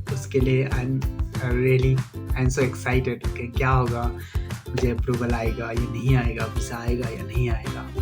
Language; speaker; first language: Hindi; non-native, local second language; Assamese